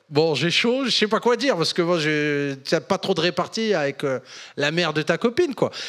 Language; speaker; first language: French; native; French